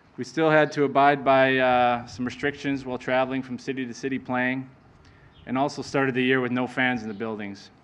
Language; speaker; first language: English; native; English